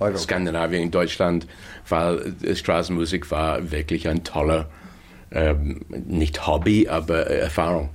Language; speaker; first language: German; non-native, fluent; English